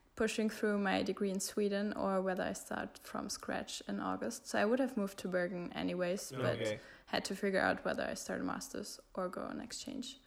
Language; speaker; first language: English; non-native, fluent; German